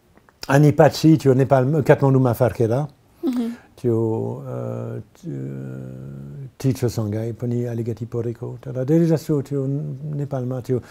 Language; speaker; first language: Nepali; non-native, learner; French